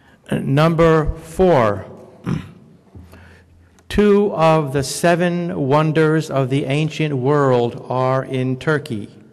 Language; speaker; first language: English; native; English